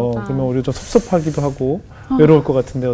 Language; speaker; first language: Korean; native; Korean